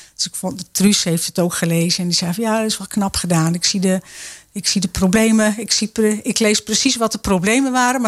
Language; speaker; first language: Dutch; native; Dutch